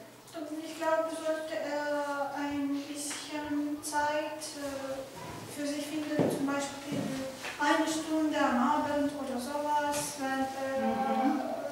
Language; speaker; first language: German; non-native, learner; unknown